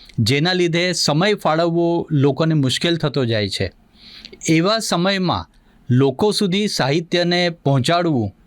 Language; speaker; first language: Gujarati; native; Gujarati